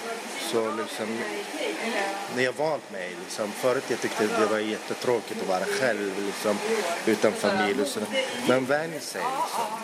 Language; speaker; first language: Swedish; non-native, local second language; Arabic